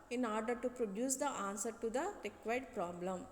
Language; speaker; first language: English; non-native, local second language; Telugu